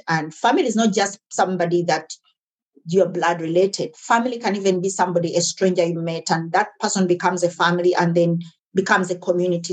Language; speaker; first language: English; non-native, local second language; Ganda